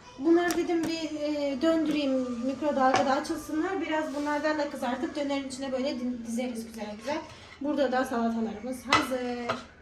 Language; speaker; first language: Turkish; native; Turkish